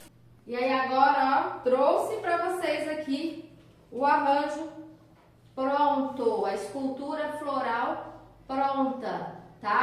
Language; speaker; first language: Portuguese; native; Portuguese